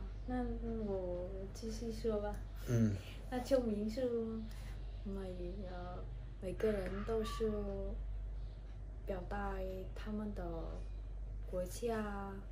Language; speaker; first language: Chinese; non-native, learner; Vietnamese